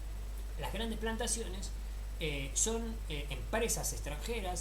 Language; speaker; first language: Spanish; native; Spanish